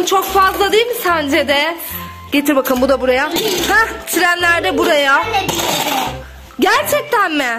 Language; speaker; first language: Turkish; native; Turkish